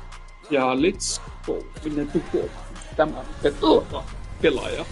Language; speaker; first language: Finnish; non-native, learner; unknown